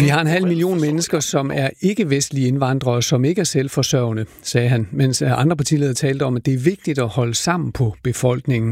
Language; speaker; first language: Danish; native; Danish